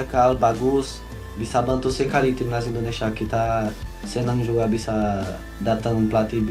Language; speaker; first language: Indonesian; non-native, learner; Portuguese